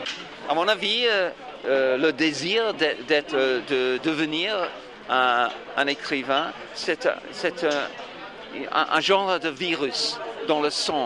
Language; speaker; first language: French; non-native, fluent; English